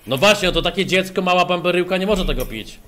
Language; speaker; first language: Polish; native; Polish